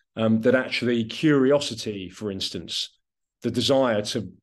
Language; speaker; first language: English; non-native, local second language; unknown